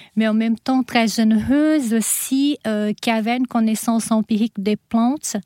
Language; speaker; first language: French; non-native, fluent; Portuguese